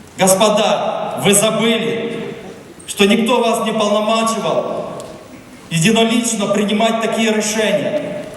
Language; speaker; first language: Russian; non-native, local second language; Ukrainian